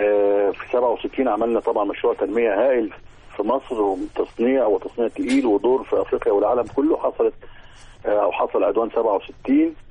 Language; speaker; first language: Arabic; native; Arabic